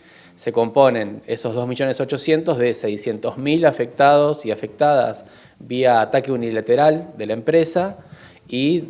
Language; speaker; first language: Spanish; native; Spanish